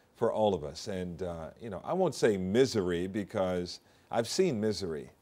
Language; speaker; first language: English; native; English